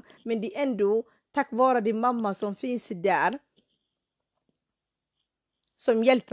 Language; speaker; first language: Swedish; non-native, fluent; Somali